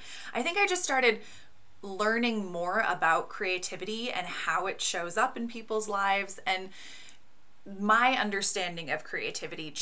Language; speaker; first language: English; native; English